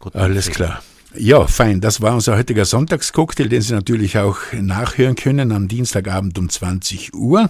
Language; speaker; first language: German; native; German